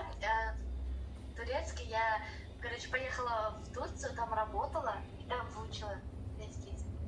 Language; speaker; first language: Russian; non-native, local second language; Kazakh